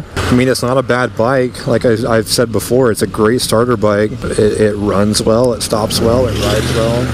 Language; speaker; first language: English; native; English